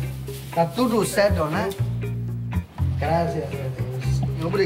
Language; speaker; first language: Portuguese; non-native, learner; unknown